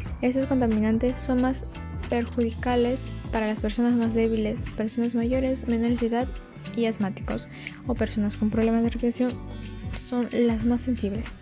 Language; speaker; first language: Spanish; native; Spanish